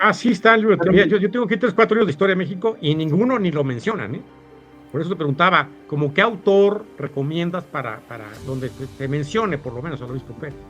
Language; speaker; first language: Spanish; native; Spanish